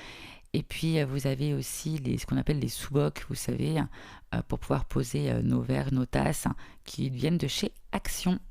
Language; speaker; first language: French; native; French